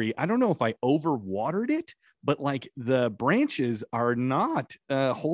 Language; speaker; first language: English; native; English